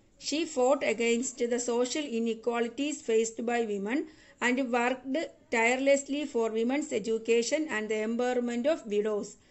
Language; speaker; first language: English; non-native, local second language; Malayalam